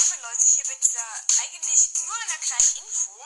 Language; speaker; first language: German; native; German